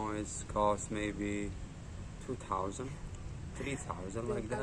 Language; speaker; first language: English; non-native, learner; Arabic